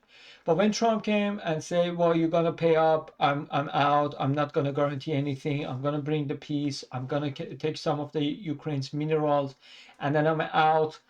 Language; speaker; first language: English; non-native, fluent; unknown